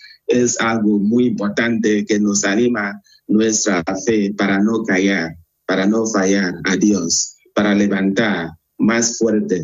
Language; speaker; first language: Spanish; non-native, fluent; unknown